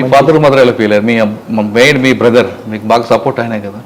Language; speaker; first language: Telugu; native; Telugu